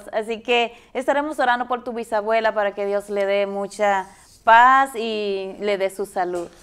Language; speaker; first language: Spanish; native; Spanish